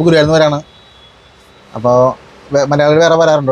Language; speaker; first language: Malayalam; native; Malayalam